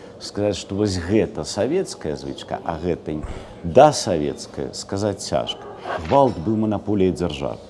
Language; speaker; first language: Belarusian; native; Belarusian